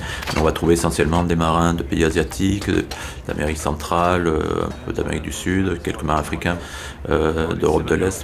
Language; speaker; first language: French; native; French